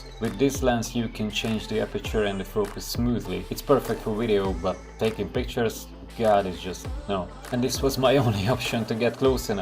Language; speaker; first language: English; non-native, fluent; Hungarian